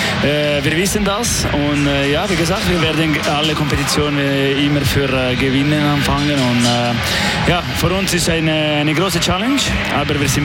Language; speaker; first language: German; non-native, learner; French